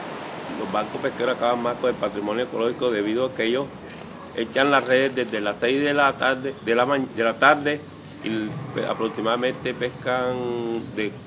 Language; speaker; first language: Spanish; native; Spanish